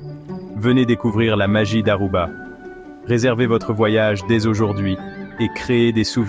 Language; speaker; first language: French; native; French